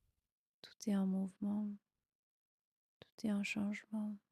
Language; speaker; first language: French; non-native, fluent; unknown